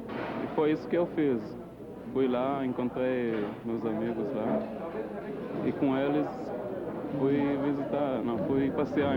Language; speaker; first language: Portuguese; early bilingual, heritage; Portuguese